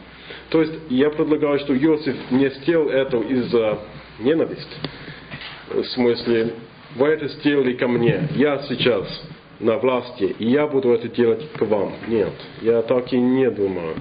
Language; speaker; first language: Russian; non-native, fluent; English